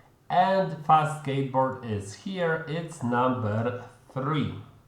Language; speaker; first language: English; non-native, fluent; Polish